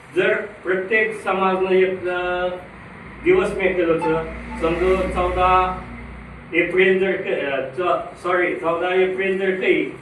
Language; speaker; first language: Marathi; non-native, local second language; Rajasthani